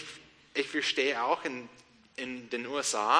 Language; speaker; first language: German; non-native, learner; English